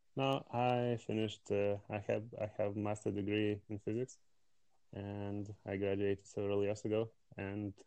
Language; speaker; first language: English; non-native, fluent; Lithuanian